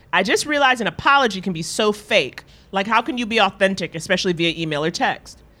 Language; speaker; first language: English; native; English